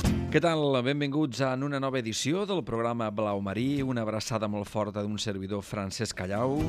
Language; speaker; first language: Catalan; native; Catalan